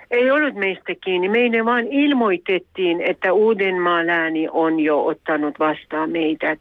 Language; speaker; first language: Finnish; non-native, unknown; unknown